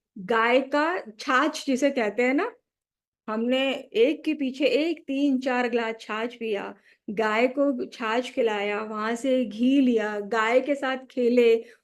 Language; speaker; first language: Hindi; non-native, local second language; Marathi